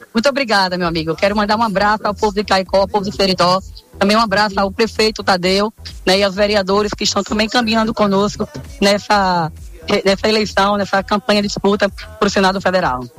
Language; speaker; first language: Portuguese; native; Portuguese